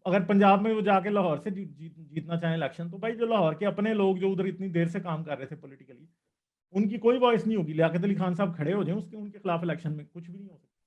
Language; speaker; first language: Urdu; non-native, local second language; Punjabi